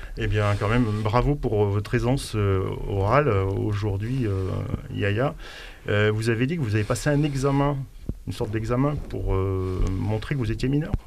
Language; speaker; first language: French; native; French